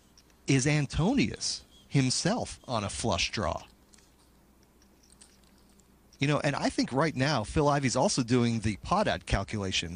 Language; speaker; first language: English; native; English